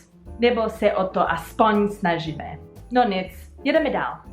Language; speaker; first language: Czech; non-native, learner; English